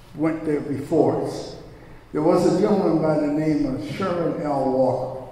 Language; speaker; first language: English; native; English